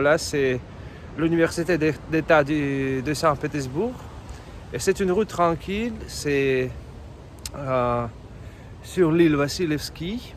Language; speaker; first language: French; non-native, fluent; Russian